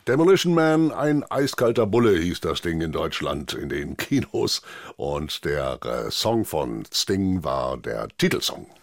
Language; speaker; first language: German; native; German